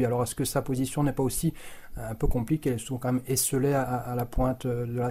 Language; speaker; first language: French; native; French